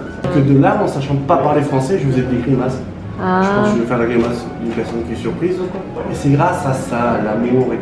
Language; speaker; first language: French; early bilingual, other home language; Korean